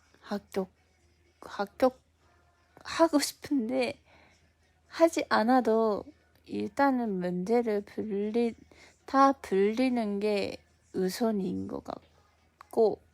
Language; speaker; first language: Korean; non-native, fluent; Japanese